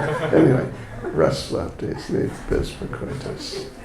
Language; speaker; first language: Russian; non-native, learner; English